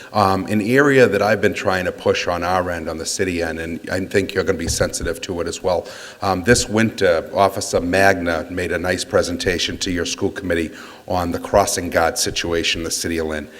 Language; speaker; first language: English; native; English